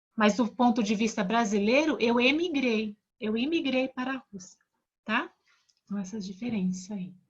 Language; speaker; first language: Portuguese; native; Portuguese